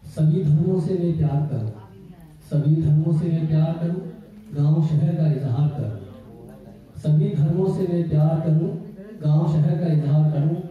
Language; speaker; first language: Hindi; non-native, local second language; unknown